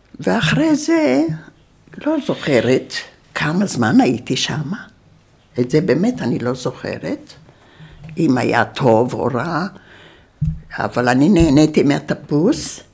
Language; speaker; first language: Hebrew; early bilingual, other home language; Yiddish